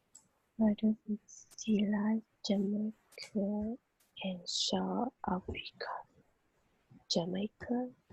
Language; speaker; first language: English; non-native, learner; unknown